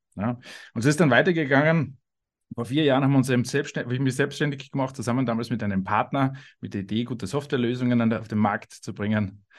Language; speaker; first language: German; native; German